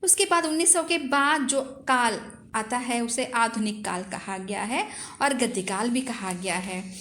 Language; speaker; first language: Hindi; non-native, local second language; Telugu